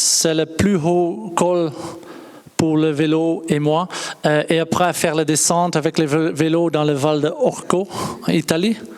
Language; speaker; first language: French; non-native, learner; Dutch